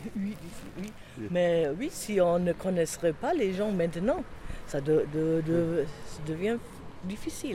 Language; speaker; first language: French; non-native, fluent; German